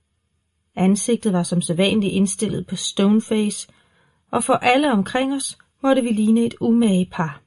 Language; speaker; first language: Danish; native; Danish